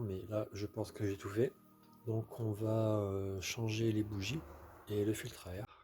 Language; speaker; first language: French; native; French